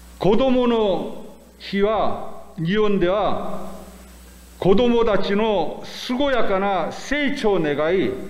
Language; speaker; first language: Japanese; non-native, fluent; Korean